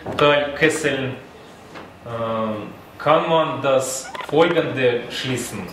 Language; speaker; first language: German; non-native, learner; Russian